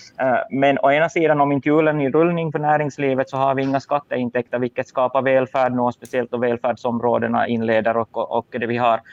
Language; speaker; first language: Swedish; native; Swedish